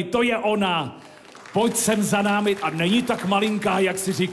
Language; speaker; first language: Czech; native; Czech